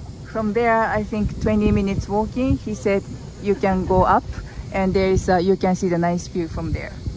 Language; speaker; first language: English; non-native, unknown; Japanese